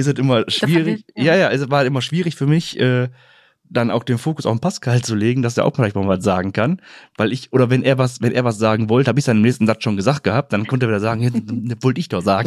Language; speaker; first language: German; native; German